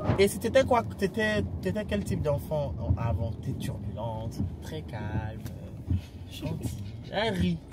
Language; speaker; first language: French; native; French